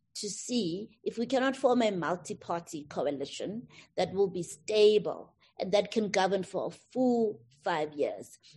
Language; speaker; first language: English; non-native, local second language; Tswana